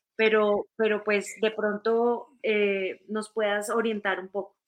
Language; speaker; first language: Spanish; native; Spanish